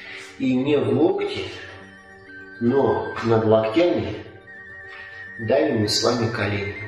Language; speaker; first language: Russian; native; Russian